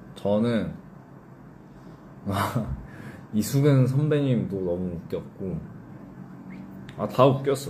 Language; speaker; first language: Korean; early bilingual, heritage; English